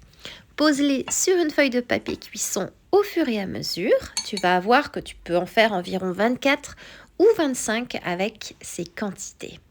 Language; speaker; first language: French; native; French